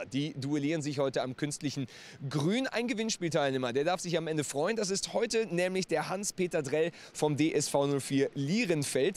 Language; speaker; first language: German; native; German